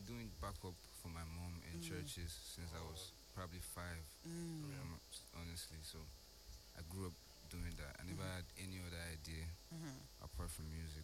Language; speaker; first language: English; non-native, local second language; Yoruba